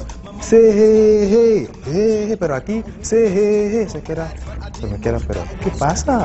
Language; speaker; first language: Spanish; non-native, fluent; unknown